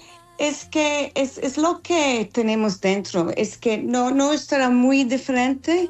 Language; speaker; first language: Spanish; non-native, learner; English